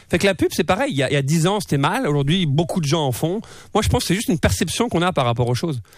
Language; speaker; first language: French; native; French